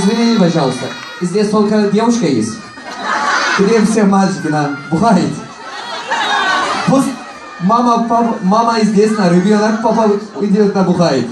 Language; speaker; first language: Russian; non-native, learner; Turkish